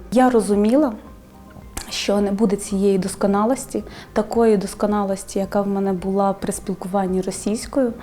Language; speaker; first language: Ukrainian; non-native, local second language; Russian